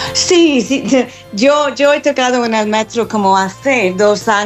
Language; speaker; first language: Spanish; non-native, fluent; English